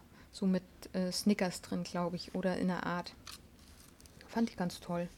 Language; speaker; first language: German; native; German